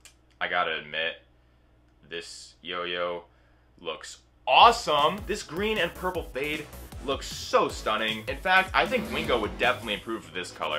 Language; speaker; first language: English; native; English